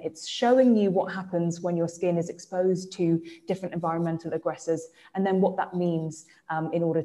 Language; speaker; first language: English; native; English